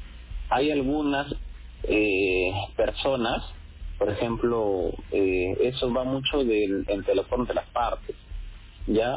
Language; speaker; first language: Spanish; native; Spanish